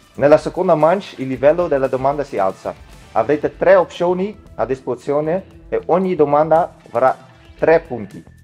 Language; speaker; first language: Italian; non-native, fluent; Dutch